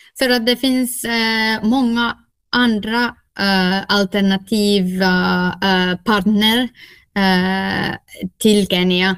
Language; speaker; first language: Swedish; non-native, local second language; Finnish